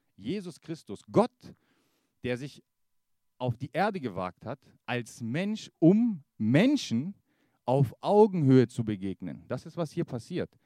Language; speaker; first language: German; early bilingual, other home language; Kurdish